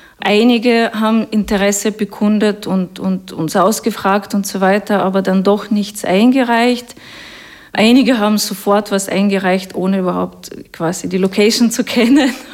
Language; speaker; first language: German; non-native, fluent; Russian